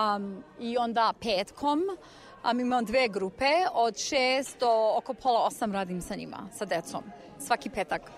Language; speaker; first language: Serbian; early bilingual, heritage; Serbian